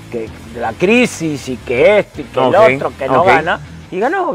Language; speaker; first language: Spanish; native; Spanish